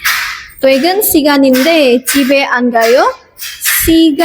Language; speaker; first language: Korean; non-native, fluent; Indonesian